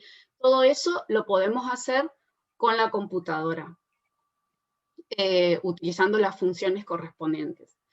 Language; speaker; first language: Spanish; native; Spanish